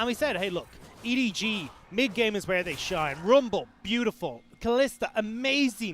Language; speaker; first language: English; native; English